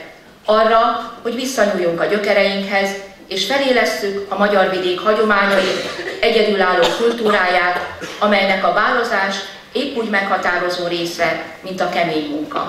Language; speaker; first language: Hungarian; native; Hungarian